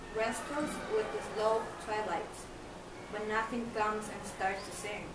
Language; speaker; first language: English; non-native, learner; Spanish